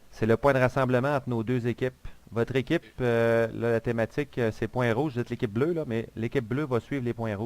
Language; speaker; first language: French; native; French